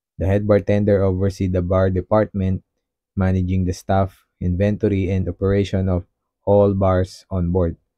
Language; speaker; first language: English; non-native, local second language; Filipino